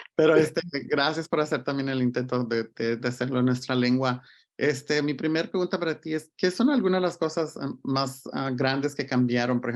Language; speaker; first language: Spanish; early bilingual, other home language; English